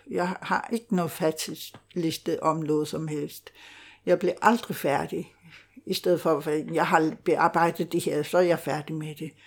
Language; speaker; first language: Danish; non-native, local second language; Kalaallisut